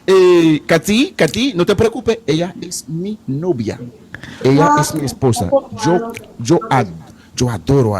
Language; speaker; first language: Spanish; non-native, learner; Haitian Creole